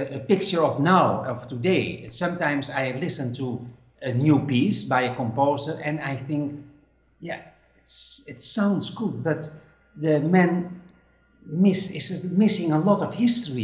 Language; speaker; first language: English; non-native, fluent; Dutch